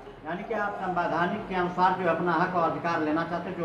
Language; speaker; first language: Hindi; native; Hindi